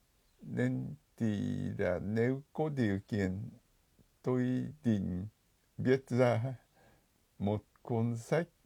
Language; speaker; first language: Vietnamese; non-native, fluent; Japanese